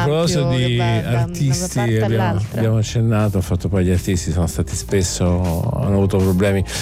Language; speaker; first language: Italian; native; Italian